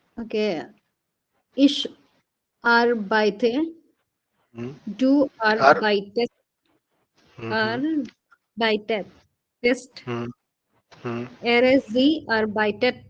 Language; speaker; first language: German; non-native, learner; Hindi